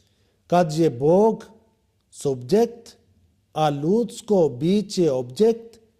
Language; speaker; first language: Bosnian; non-native, learner; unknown